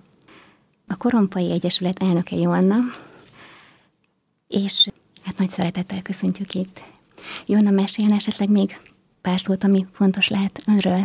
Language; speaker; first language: Hungarian; native; Hungarian